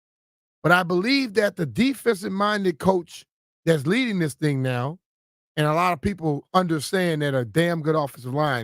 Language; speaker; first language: English; native; English